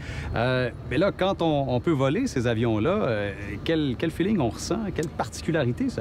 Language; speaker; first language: French; native; French